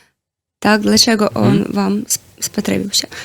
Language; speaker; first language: Polish; non-native, learner; Belarusian